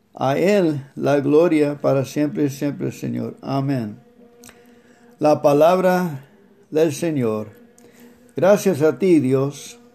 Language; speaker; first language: Spanish; early bilingual, heritage; Spanish